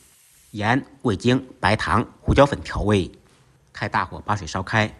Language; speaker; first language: Chinese; native; Chinese